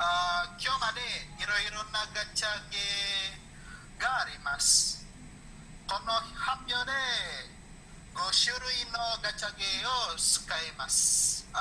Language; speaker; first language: Japanese; non-native, learner; Indonesian